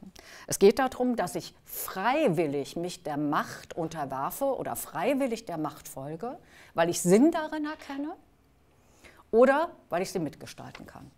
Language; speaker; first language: German; native; German